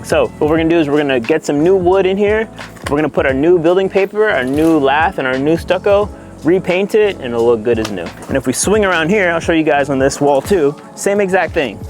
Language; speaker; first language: English; native; English